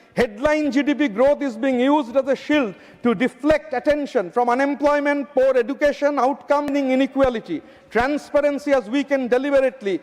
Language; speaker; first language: English; non-native, local second language; Bangla